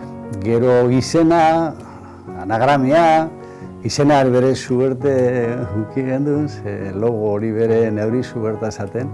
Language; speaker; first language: Basque; native; Basque